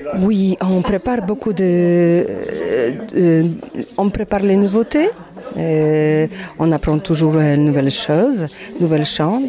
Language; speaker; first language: French; non-native, learner; Polish